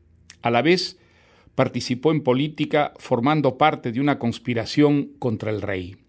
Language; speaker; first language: Spanish; native; Spanish